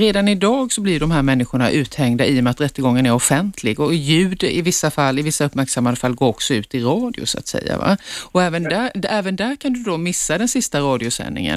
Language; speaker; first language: Swedish; native; Swedish